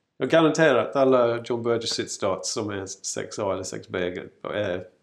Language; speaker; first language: Swedish; non-native, fluent; English